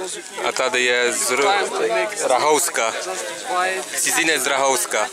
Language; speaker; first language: Czech; non-native, learner; Polish